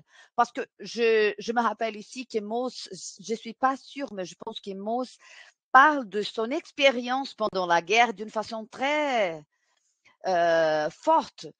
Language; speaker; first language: French; non-native, fluent; Portuguese